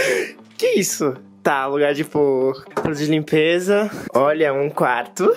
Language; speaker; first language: Portuguese; native; Portuguese